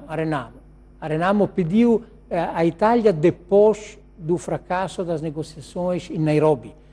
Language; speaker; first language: Portuguese; non-native, learner; Italian